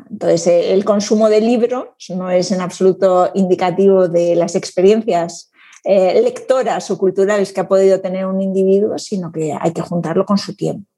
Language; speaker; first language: Spanish; native; Spanish